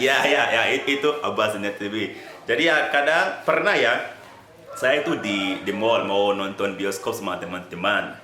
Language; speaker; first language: Indonesian; non-native, fluent; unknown